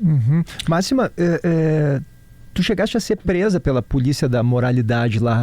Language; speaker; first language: Portuguese; native; Portuguese